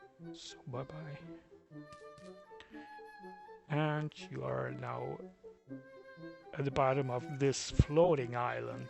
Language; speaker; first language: English; non-native, fluent; German